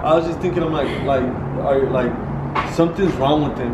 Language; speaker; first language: English; early bilingual, other home language; Spanish